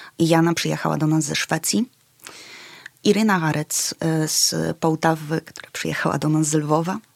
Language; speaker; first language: Polish; early bilingual, other home language; Ukrainian